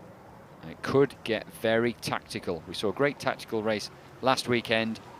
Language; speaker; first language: English; native; English